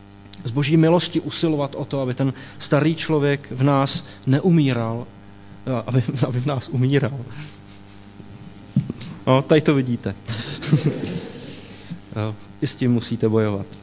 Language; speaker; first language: Czech; native; Czech